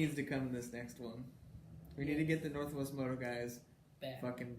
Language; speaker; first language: English; native; English